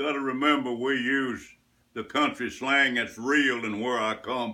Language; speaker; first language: English; native; English